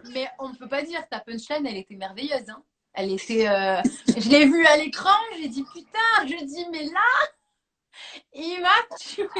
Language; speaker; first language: French; native; French